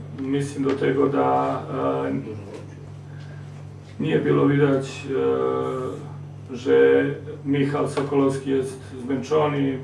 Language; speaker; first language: Polish; non-native, learner; Serbian